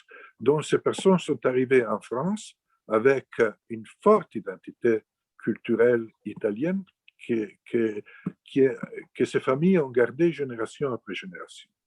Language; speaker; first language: French; non-native, fluent; Italian